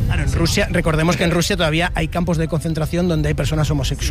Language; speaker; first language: Spanish; native; Spanish